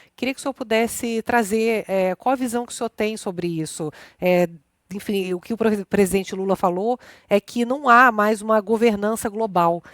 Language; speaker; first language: Portuguese; native; Portuguese